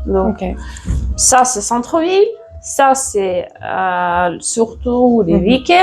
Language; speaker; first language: French; non-native, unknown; Russian